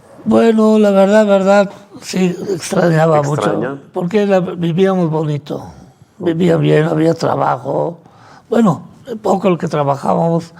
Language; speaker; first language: Spanish; non-native, fluent; Arabic